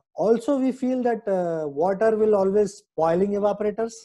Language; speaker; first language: English; non-native, local second language; Hindi